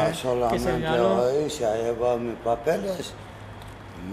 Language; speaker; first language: Spanish; non-native, learner; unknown